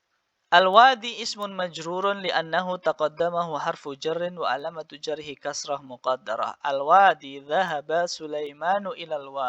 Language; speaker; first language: Arabic; non-native, fluent; Indonesian